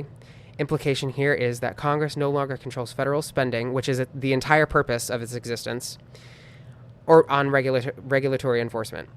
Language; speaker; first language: English; native; English